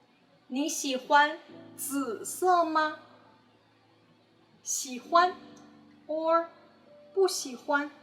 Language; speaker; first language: Chinese; non-native, fluent; English